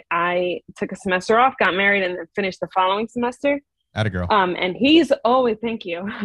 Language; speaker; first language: English; native; English